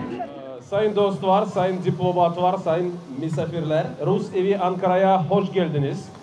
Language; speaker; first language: Turkish; non-native, fluent; Russian